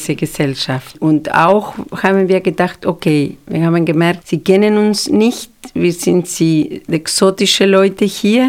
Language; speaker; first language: German; non-native, fluent; Spanish